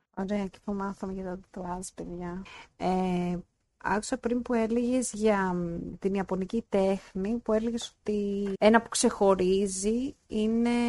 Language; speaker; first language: Greek; native; Greek